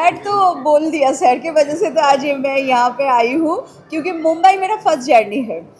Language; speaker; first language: Hindi; non-native, local second language; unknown